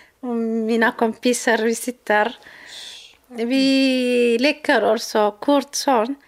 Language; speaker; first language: Swedish; non-native, learner; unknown